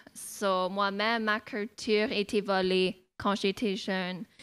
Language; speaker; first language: French; non-native, local second language; English